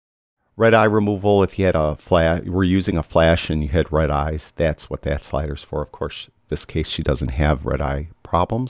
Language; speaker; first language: English; native; English